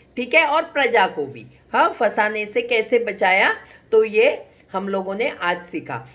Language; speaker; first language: Hindi; non-native, local second language; Marathi